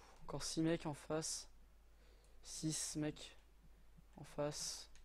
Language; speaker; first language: French; native; French